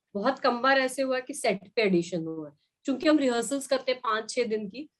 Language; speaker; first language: Hindi; non-native, local second language; Marathi